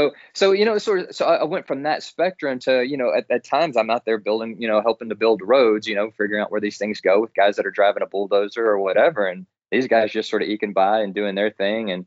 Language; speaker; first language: English; native; English